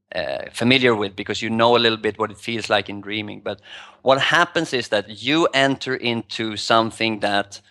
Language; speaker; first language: English; non-native, fluent; Swedish